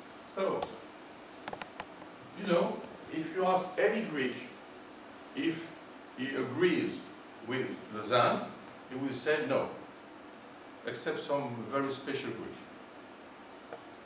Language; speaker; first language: English; non-native, fluent; Greek